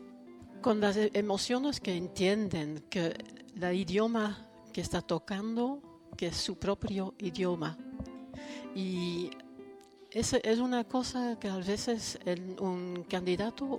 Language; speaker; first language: Spanish; non-native, fluent; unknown